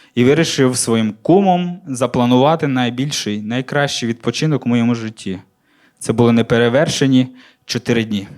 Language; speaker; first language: Ukrainian; native; Ukrainian